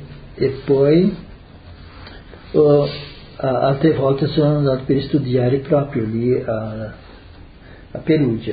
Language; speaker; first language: Italian; early bilingual, heritage; Portuguese